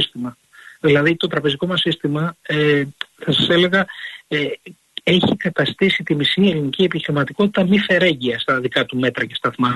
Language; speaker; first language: Greek; native; Greek